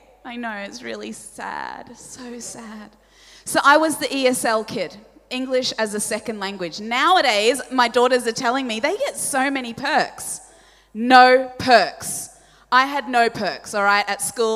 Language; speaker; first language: English; non-native, local second language; Polish